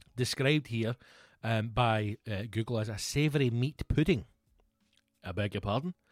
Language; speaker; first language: English; native; English